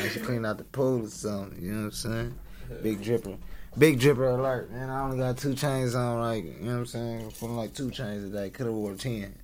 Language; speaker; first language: English; native; English